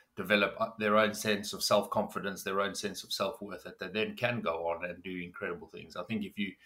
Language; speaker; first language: English; native; English